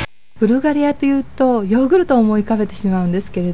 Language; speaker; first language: Japanese; native; Japanese